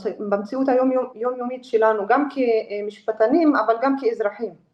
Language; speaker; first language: Hebrew; non-native, local second language; Arabic